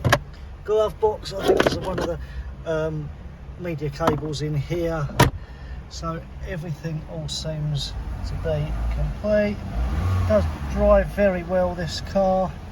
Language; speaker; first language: English; native; English